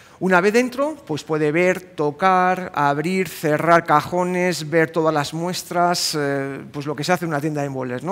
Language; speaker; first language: Spanish; native; Spanish